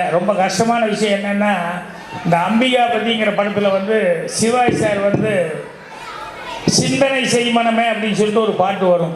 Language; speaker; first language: Tamil; native; Tamil